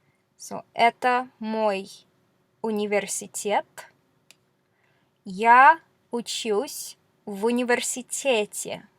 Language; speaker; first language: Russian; non-native, fluent; English